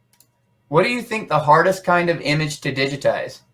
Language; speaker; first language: English; native; English